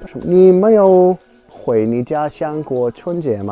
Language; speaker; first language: Chinese; non-native, fluent; English